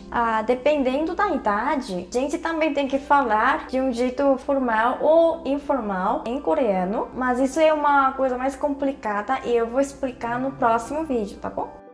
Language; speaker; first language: Portuguese; non-native, fluent; Korean